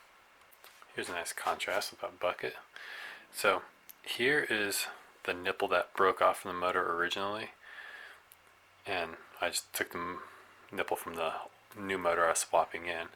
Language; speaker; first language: English; native; English